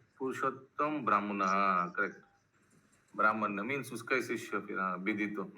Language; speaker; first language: Hindi; non-native, local second language; Bangla